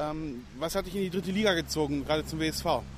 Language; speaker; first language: German; native; German